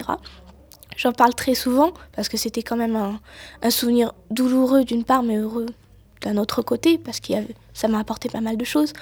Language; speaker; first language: French; native; French